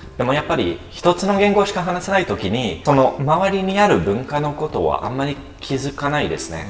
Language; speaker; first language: Japanese; non-native, fluent; French